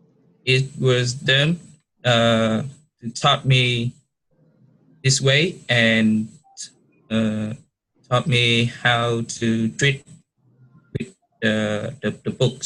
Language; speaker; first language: English; non-native, learner; Vietnamese